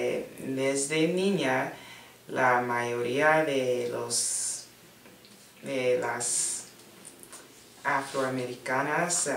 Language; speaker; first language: Spanish; non-native, learner; English